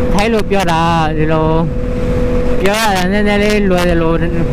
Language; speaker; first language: Burmese; non-native, learner; Thai